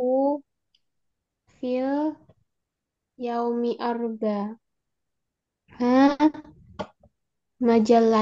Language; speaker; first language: Arabic; non-native, learner; Indonesian